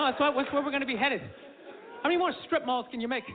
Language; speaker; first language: English; native; English